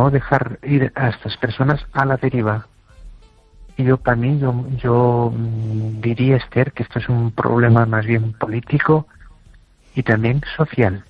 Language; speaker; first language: Spanish; native; Spanish